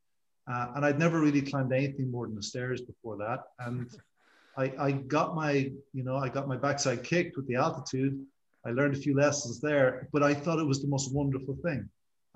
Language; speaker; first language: English; native; English